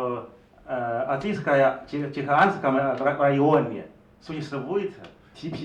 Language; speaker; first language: Russian; non-native, learner; Chinese